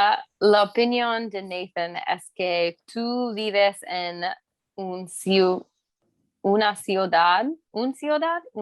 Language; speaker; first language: Spanish; non-native, learner; English